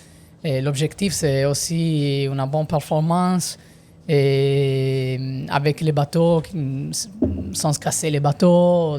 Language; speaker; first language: French; non-native, learner; Italian